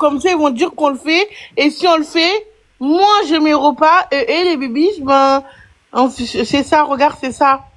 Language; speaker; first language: French; native; French